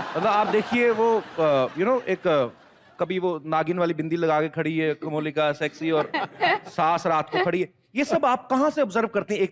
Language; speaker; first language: Hindi; non-native, local second language; Punjabi